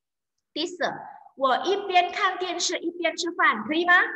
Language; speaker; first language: Chinese; non-native, fluent; Indonesian